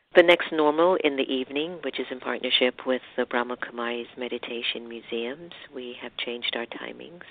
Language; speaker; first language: English; native; English